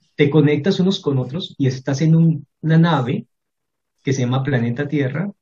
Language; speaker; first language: Spanish; native; Spanish